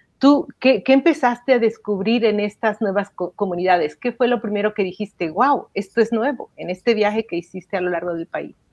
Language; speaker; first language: Spanish; native; Spanish